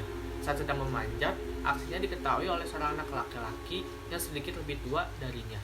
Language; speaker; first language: Indonesian; native; Indonesian